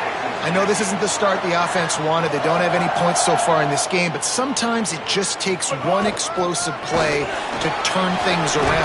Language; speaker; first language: English; native; English